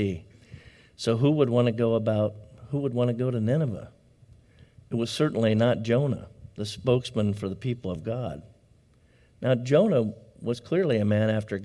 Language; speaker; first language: English; native; English